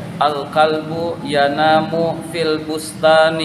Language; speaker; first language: Arabic; non-native, fluent; Indonesian